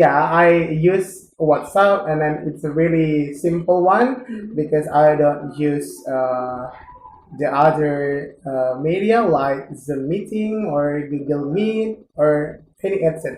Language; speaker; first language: English; non-native, learner; Indonesian